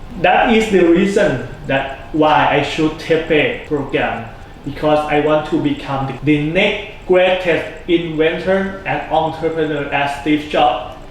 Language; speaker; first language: English; non-native, fluent; Thai